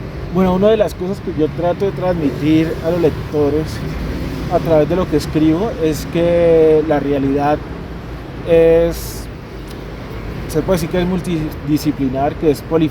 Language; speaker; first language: Spanish; native; Spanish